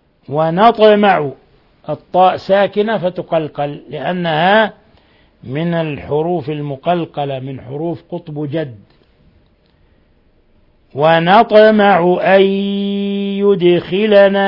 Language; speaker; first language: Arabic; native; Arabic